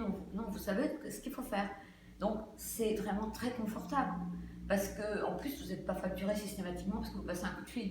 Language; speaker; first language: French; native; French